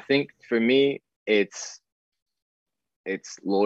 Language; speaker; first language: English; native; English